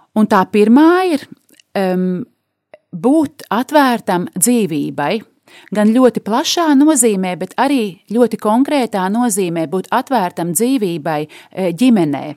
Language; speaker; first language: Latvian; native; Latvian